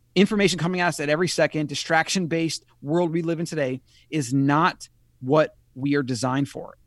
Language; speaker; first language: English; native; English